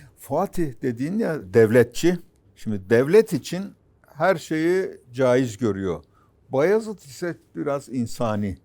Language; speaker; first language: Turkish; native; Turkish